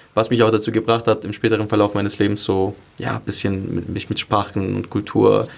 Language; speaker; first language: German; early bilingual, other home language; Greek